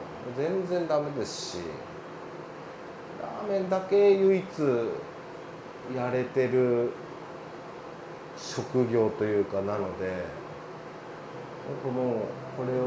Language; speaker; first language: Japanese; native; Japanese